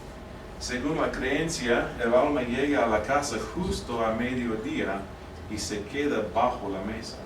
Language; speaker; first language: Spanish; non-native, fluent; English